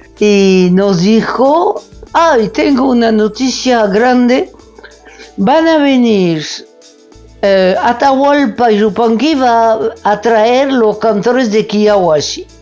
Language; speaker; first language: Spanish; non-native, fluent; French